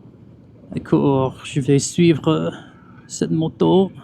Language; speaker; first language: French; non-native, fluent; English